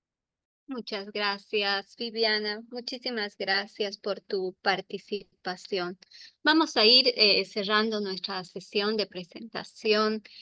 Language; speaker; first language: Spanish; native; Spanish